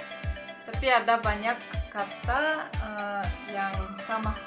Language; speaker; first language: Indonesian; non-native, learner; Russian